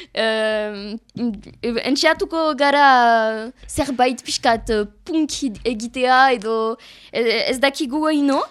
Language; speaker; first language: Basque; non-native, learner; French